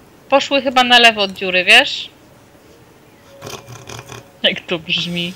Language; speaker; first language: Polish; native; Polish